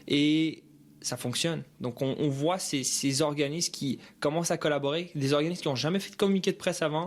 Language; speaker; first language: French; early bilingual, other home language; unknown